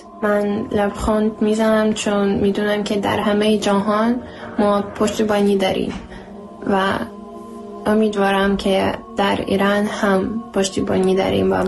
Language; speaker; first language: Persian; non-native, learner; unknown